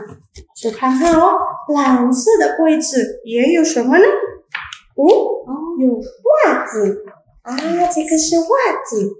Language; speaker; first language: Chinese; non-native, fluent; Indonesian